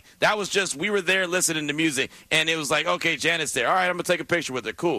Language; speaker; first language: English; native; English